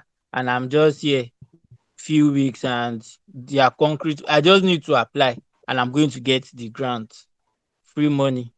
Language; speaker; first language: English; non-native, local second language; Yoruba